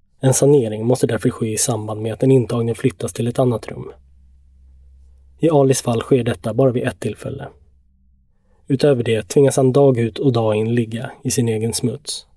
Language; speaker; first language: Swedish; native; Swedish